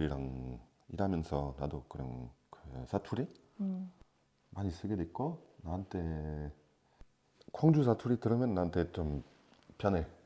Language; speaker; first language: Korean; non-native, fluent; French